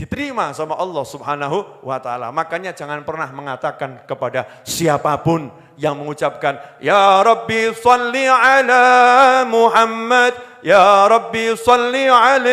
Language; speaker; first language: Indonesian; native; Indonesian